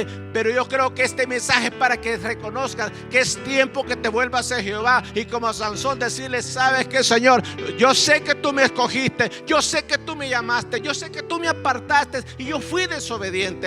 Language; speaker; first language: Spanish; native; Spanish